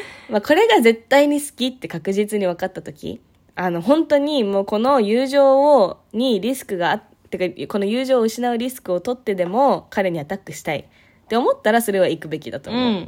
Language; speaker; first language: Japanese; early bilingual, heritage; Japanese